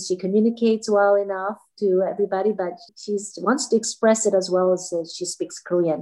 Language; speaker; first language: English; non-native, fluent; Korean